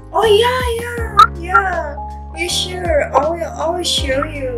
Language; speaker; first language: English; non-native, learner; Indonesian